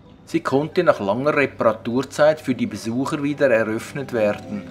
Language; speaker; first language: German; native; German